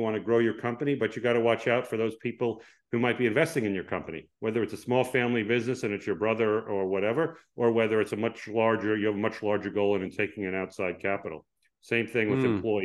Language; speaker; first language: English; native; English